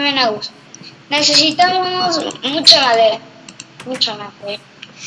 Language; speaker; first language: Spanish; native; Spanish